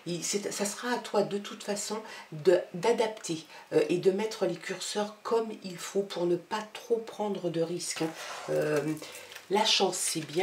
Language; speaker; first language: French; native; French